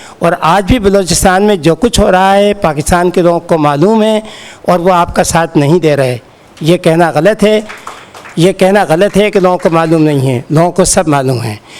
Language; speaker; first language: Urdu; native; Urdu